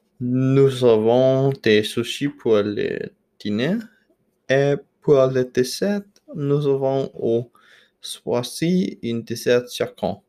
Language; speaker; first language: French; non-native, learner; Danish